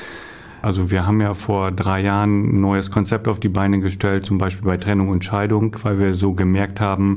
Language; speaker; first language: German; native; German